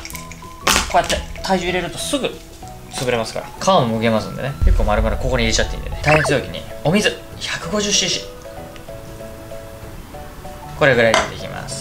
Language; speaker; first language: Japanese; native; Japanese